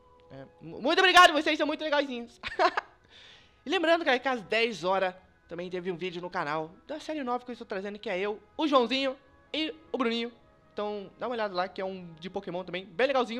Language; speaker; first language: Portuguese; native; Portuguese